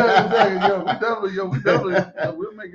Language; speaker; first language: English; native; English